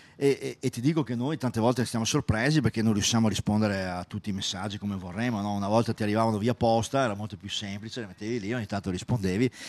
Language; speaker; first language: Italian; native; Italian